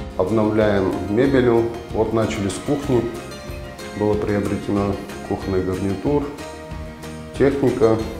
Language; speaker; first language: Russian; non-native, fluent; Armenian